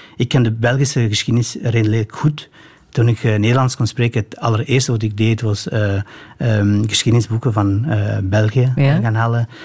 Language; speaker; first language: Dutch; non-native, fluent; Albanian